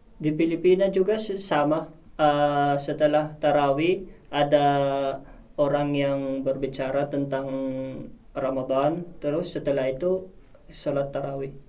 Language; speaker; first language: Indonesian; non-native, learner; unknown